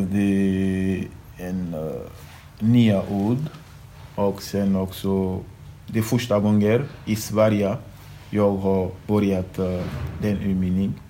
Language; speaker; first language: Swedish; non-native, learner; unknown